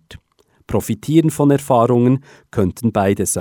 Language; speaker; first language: German; native; German